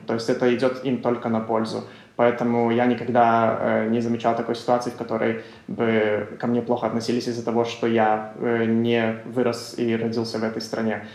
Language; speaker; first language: Russian; native; Russian